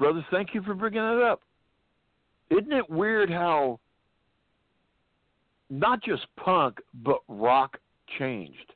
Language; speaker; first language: English; native; English